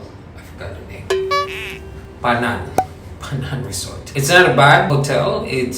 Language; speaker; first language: English; non-native, local second language; Filipino